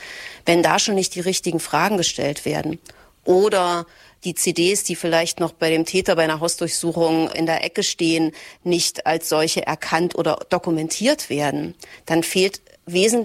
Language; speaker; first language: German; native; German